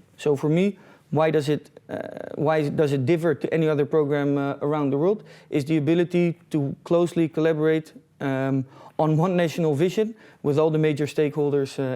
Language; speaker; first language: English; non-native, fluent; Dutch